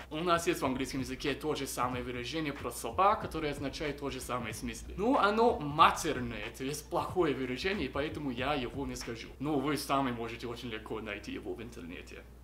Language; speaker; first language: Russian; non-native, fluent; English